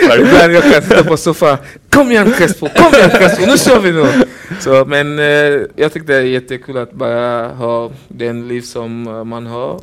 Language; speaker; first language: Swedish; non-native, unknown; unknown